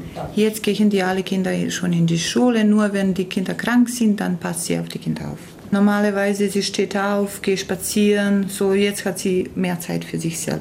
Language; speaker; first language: German; non-native, fluent; Croatian